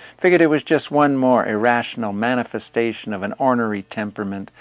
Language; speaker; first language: English; native; English